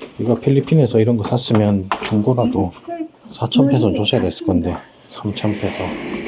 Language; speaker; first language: Korean; native; Korean